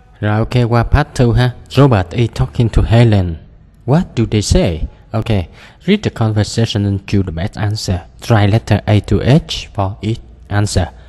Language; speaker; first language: English; non-native, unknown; Vietnamese